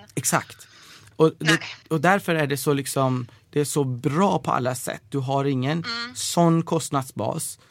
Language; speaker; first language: Swedish; early bilingual, other home language; Persian